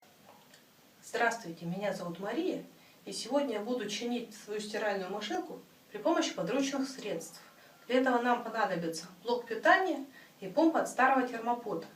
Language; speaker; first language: Russian; native; Russian